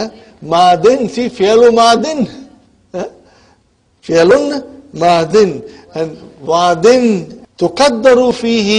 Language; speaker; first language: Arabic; non-native, fluent; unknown